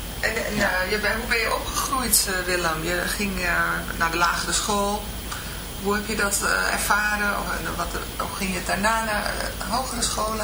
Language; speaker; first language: Dutch; native; Dutch